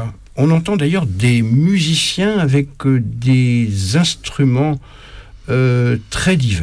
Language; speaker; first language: French; native; French